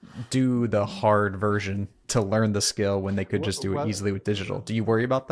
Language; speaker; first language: English; native; English